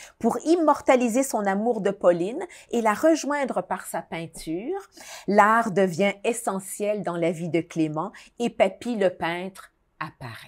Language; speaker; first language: French; native; French